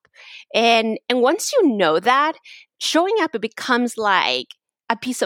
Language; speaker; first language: English; non-native, fluent; Spanish